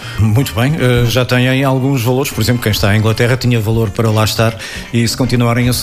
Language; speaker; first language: Portuguese; native; Portuguese